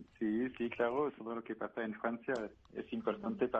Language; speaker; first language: Spanish; non-native, fluent; French